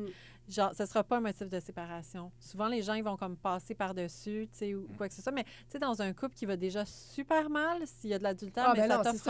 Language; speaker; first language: French; native; French